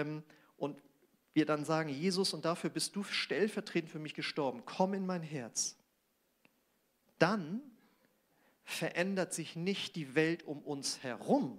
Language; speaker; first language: German; native; German